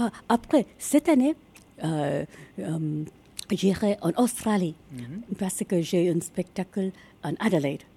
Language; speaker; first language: French; non-native, learner; Japanese